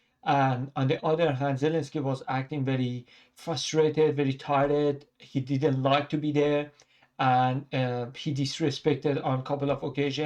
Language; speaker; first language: English; non-native, fluent; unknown